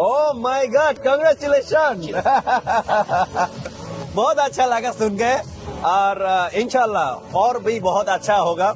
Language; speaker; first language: Hindi; non-native, fluent; Bangla